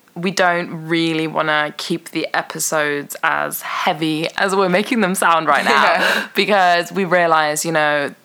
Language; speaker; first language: English; early bilingual, other home language; Persian